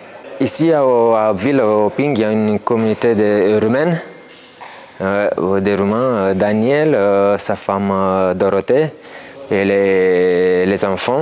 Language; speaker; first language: French; non-native, fluent; Romanian